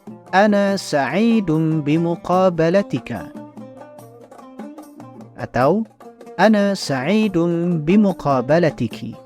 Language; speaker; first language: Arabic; non-native, fluent; Indonesian